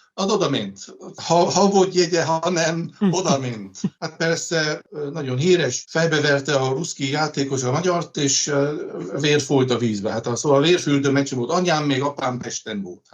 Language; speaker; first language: Hungarian; early bilingual, heritage; Hungarian